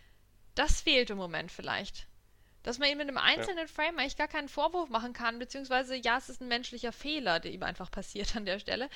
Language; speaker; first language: German; native; German